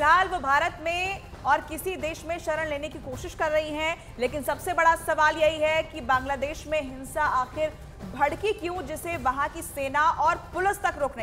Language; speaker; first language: Hindi; native; Hindi